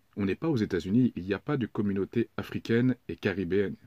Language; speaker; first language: French; native; French